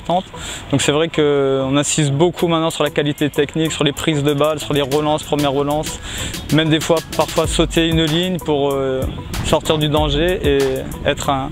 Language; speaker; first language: French; native; French